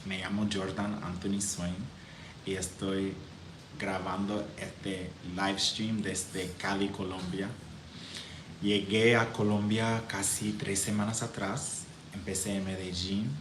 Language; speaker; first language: Spanish; non-native, fluent; English